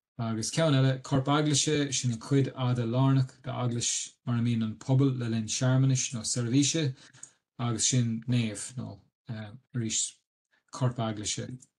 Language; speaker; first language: Irish; native; Irish